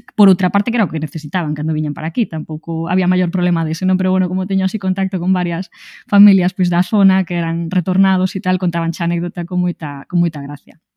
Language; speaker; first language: Galician; native; Galician